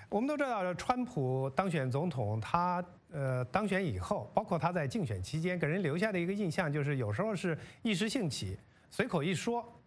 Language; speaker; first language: Chinese; native; Chinese